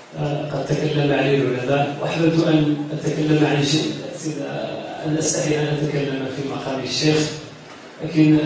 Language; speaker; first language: Arabic; native; Arabic